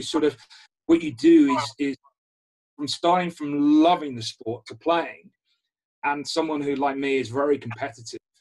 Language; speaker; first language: English; native; English